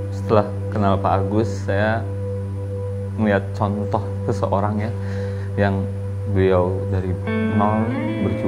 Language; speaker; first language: Indonesian; native; Indonesian